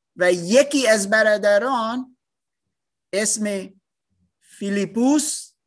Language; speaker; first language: Persian; non-native, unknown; German